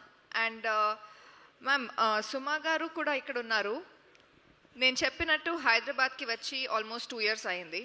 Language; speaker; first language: Telugu; non-native, learner; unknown